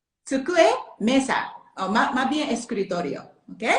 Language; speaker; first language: Spanish; non-native, learner; Japanese